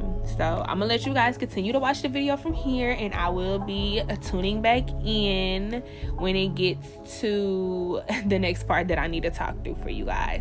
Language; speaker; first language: English; native; English